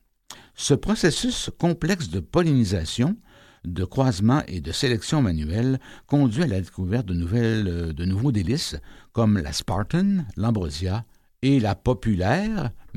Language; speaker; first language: French; native; French